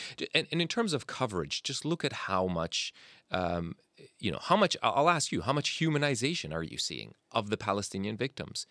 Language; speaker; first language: English; early bilingual, other home language; Arabic